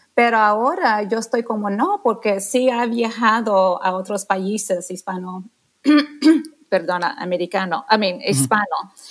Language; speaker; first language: Spanish; non-native, fluent; English